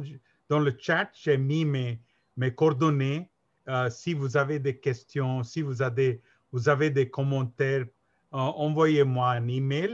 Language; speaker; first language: French; non-native, learner; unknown